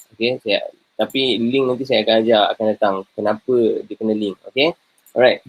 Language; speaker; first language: Malay; native; Malay